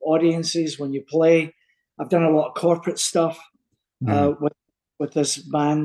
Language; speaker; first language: English; native; English